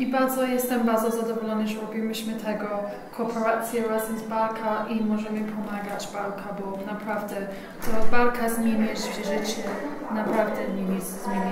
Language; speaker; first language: Polish; early bilingual, heritage; English